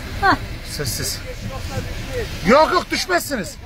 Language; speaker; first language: Turkish; native; Turkish